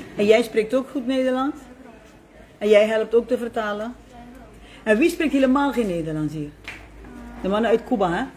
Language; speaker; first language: Dutch; native; Dutch